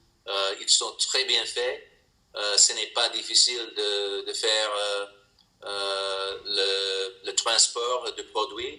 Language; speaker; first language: French; non-native, learner; English